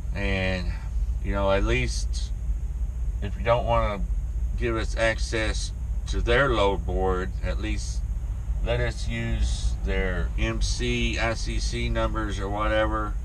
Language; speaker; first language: English; native; English